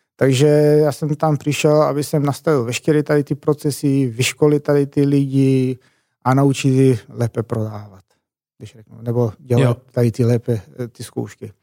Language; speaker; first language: Czech; non-native, fluent; Macedonian